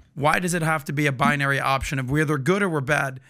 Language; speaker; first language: English; native; English